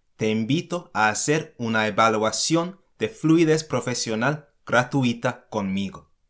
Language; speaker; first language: Spanish; non-native, fluent; English